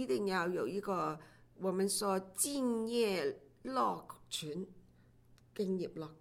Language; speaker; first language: Chinese; non-native, local second language; Cantonese